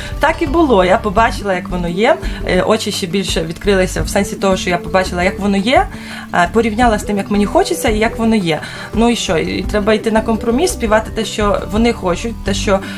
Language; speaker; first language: Ukrainian; native; Ukrainian